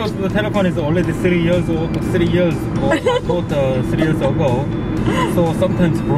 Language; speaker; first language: English; non-native, learner; Korean